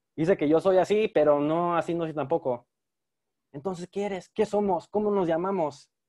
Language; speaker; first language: Spanish; early bilingual, heritage; Spanish